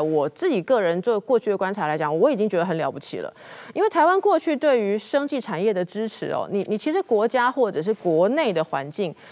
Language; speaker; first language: Chinese; native; Chinese